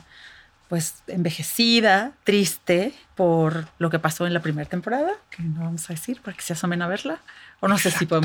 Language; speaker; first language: Spanish; native; Spanish